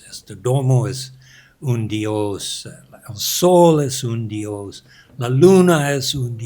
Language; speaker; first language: Spanish; non-native, learner; English